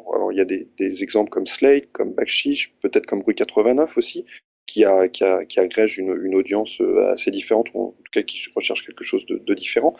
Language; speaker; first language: French; native; French